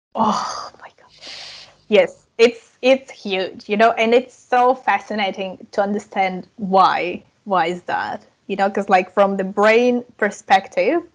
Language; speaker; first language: English; non-native, fluent; Russian